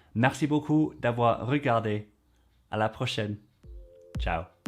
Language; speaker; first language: French; non-native, fluent; English